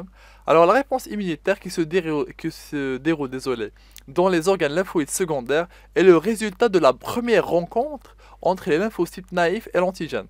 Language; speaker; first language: French; non-native, local second language; Arabic